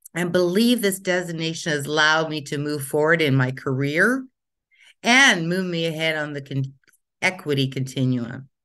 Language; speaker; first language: English; native; English